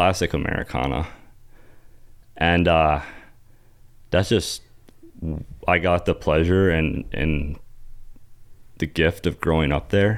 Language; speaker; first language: English; native; English